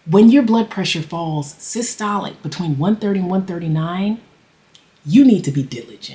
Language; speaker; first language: English; native; English